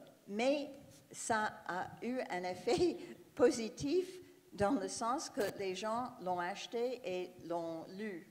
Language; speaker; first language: French; non-native, fluent; English